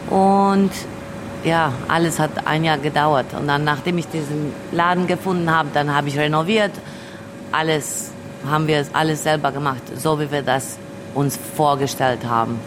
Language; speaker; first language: German; early bilingual, other home language; Albanian